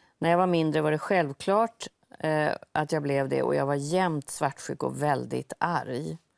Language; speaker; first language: Swedish; native; Swedish